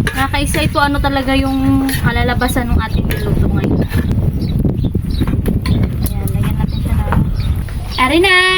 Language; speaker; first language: Filipino; native; Filipino